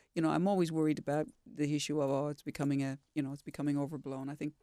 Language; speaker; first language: English; native; English